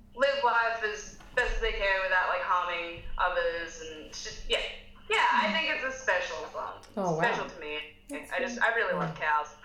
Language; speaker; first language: English; native; English